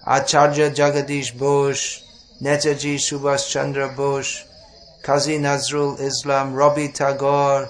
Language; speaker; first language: Bangla; non-native, fluent; English